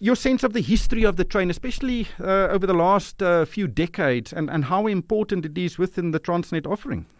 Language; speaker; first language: English; non-native, local second language; Afrikaans